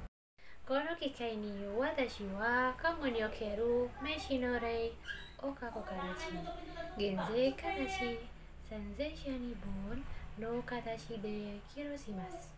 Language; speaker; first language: Japanese; non-native, learner; Indonesian